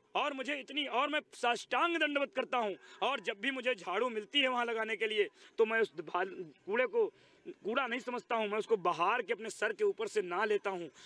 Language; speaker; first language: Hindi; native; Hindi